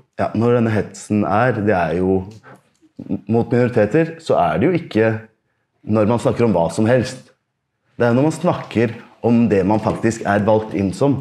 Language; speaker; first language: Norwegian; early bilingual, other home language; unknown